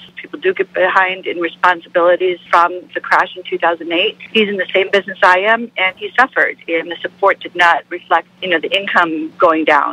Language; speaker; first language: English; native; English